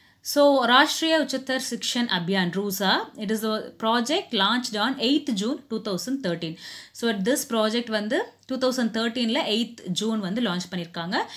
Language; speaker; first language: English; non-native, local second language; Tamil